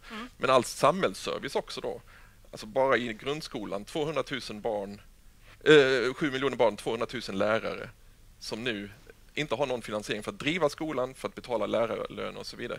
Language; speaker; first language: Swedish; native; Swedish